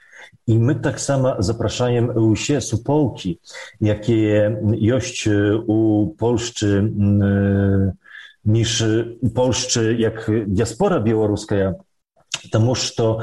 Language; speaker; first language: Polish; non-native, local second language; Belarusian